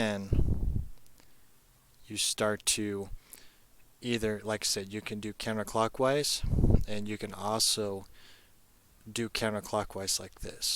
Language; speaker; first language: English; native; English